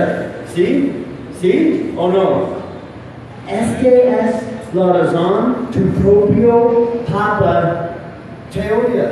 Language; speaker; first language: Spanish; non-native, learner; English